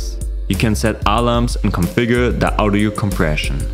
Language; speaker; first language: English; non-native, fluent; German